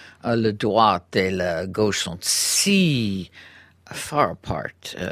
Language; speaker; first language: French; non-native, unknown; English